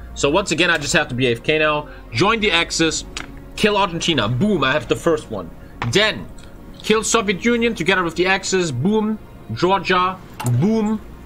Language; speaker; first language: English; non-native, fluent; German